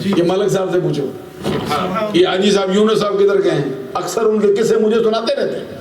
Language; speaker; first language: Urdu; non-native, local second language; Punjabi